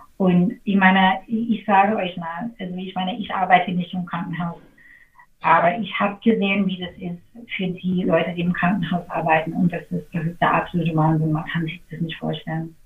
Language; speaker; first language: German; non-native, fluent; English